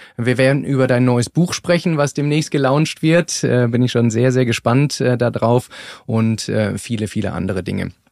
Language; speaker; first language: German; native; German